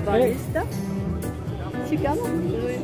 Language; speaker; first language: Italian; non-native, learner; Korean